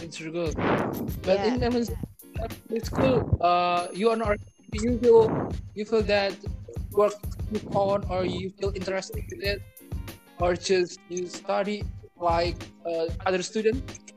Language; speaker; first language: English; non-native, learner; Indonesian